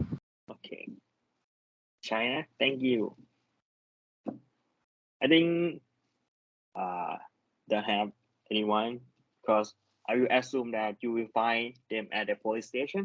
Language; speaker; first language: English; non-native, learner; Thai